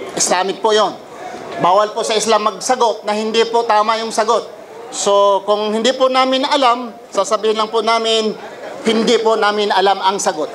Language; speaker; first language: Filipino; non-native, local second language; Cebuano